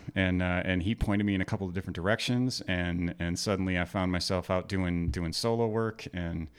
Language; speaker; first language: English; native; English